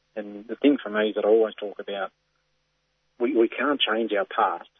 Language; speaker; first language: English; native; English